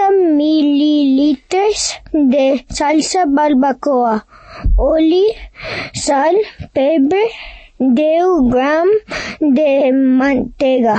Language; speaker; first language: Catalan; early bilingual, other home language; English